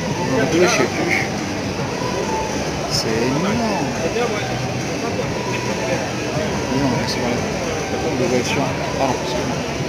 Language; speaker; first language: French; native; French